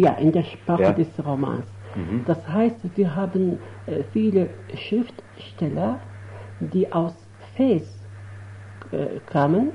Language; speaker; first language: German; non-native, fluent; Arabic